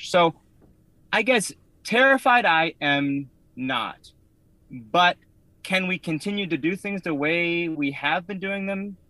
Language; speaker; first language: English; native; English